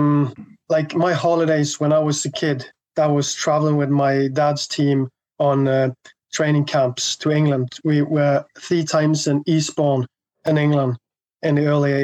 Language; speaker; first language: English; non-native, fluent; Norwegian